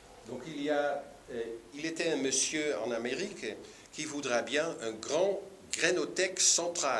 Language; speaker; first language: French; non-native, learner; Dutch